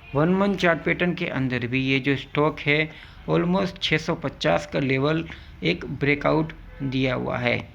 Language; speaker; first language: Hindi; non-native, local second language; Gujarati